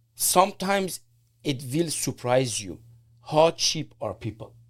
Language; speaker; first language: English; non-native, fluent; Persian